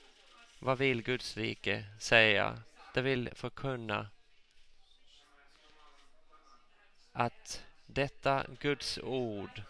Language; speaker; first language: Swedish; non-native, local second language; Finnish